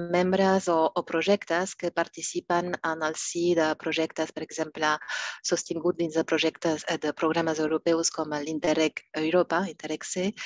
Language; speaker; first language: Catalan; non-native, learner; French